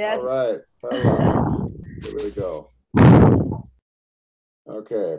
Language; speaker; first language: English; native; English